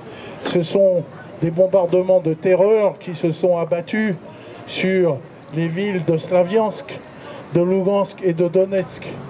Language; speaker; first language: French; native; French